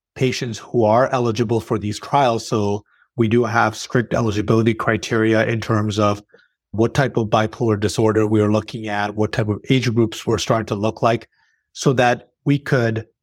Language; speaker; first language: English; early bilingual, other home language; Arabic